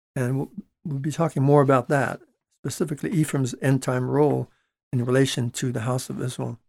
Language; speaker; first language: English; early bilingual, other home language; Dutch